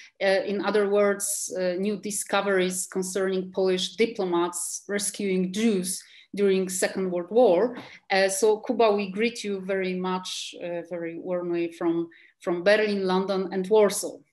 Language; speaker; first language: English; non-native, fluent; Polish